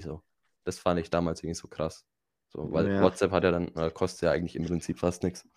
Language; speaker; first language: German; native; German